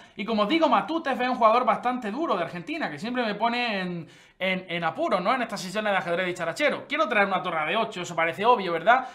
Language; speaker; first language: Spanish; native; Spanish